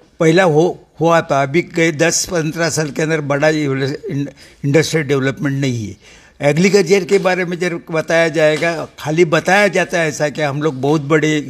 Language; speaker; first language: Hindi; non-native, local second language; Marathi